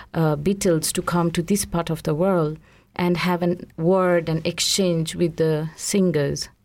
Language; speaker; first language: English; non-native, local second language; Bangla